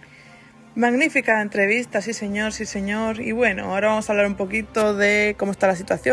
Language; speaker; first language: Spanish; native; Spanish